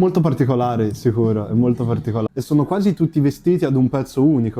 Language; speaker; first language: Italian; native; Italian